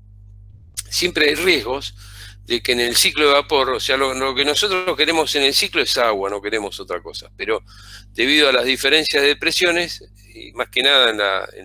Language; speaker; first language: Spanish; native; Spanish